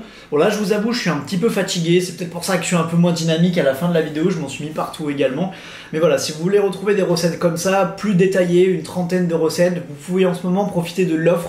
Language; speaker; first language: French; native; French